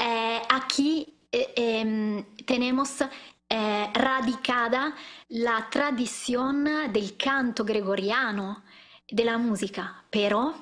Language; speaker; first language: Spanish; non-native, learner; Italian